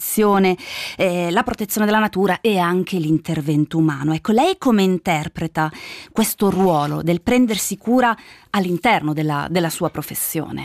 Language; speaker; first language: Italian; native; Italian